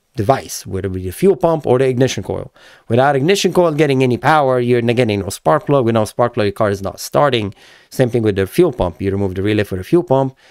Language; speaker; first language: English; native; English